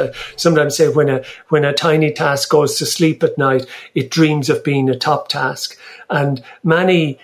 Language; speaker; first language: English; native; English